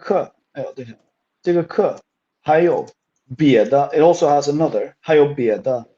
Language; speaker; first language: Chinese; non-native, fluent; Swedish